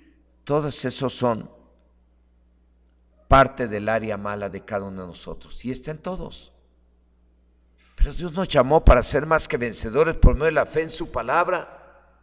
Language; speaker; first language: Spanish; native; Spanish